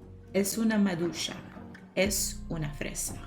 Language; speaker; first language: Spanish; non-native, learner; English